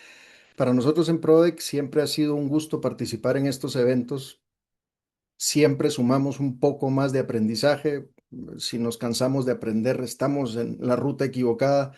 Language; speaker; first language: Spanish; native; Spanish